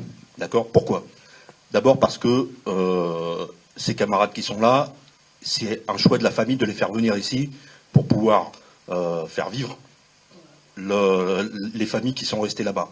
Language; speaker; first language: French; native; French